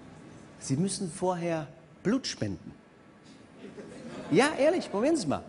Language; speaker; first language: German; native; German